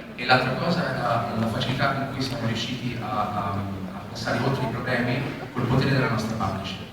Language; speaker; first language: Italian; native; Italian